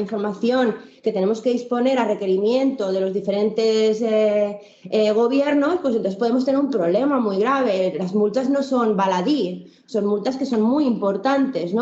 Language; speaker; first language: Spanish; native; Spanish